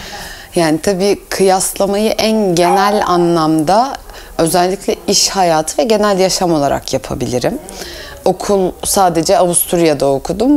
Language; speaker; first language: Turkish; early bilingual, heritage; Turkish